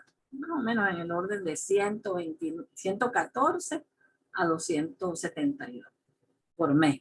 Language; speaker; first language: Spanish; native; Spanish